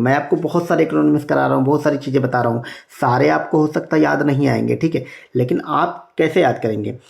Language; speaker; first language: Hindi; native; Hindi